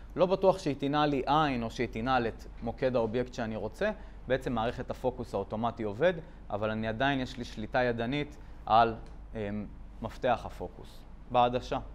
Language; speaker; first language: Hebrew; native; Hebrew